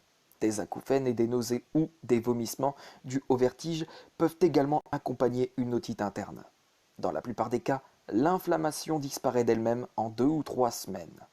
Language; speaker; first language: French; native; French